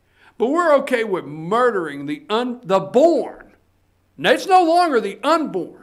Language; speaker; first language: English; native; English